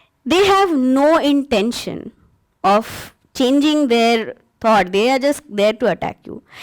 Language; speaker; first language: English; non-native, local second language; Bangla